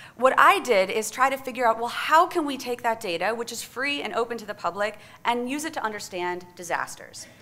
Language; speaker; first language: English; native; English